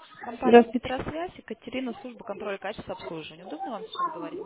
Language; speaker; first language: Russian; native; Russian